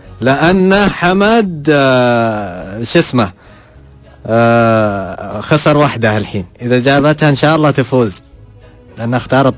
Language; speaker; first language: Arabic; native; Arabic